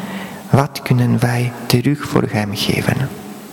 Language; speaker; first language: Dutch; non-native, fluent; Polish